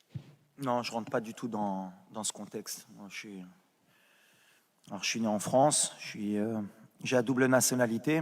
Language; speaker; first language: French; native; French